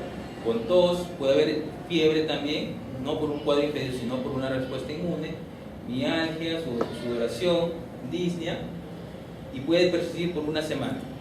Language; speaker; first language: Spanish; native; Spanish